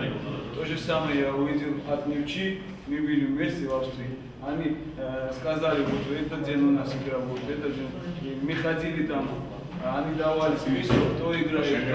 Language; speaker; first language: Russian; non-native, fluent; Georgian